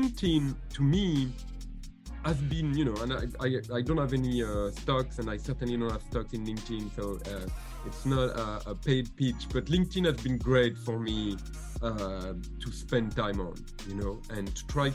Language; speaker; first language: English; non-native, fluent; French